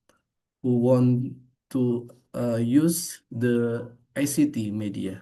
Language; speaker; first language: English; non-native, fluent; Indonesian